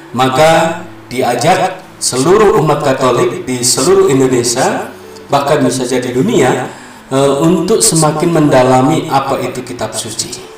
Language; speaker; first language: Indonesian; native; Indonesian